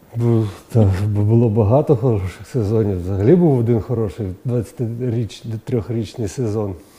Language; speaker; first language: Ukrainian; non-native, local second language; Russian